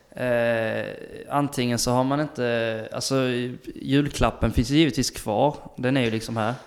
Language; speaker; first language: Swedish; native; Swedish